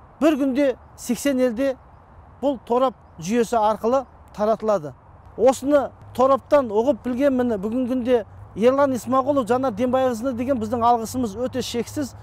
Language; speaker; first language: Kazakh; early bilingual, heritage; Kazakh